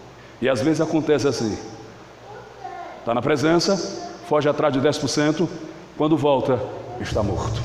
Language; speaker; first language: Portuguese; native; Portuguese